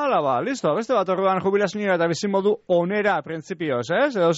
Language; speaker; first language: Basque; native; Basque